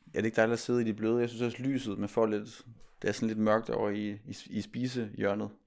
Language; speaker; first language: Danish; native; Danish